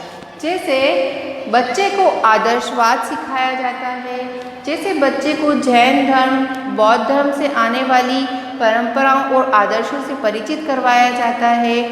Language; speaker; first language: Hindi; native; Hindi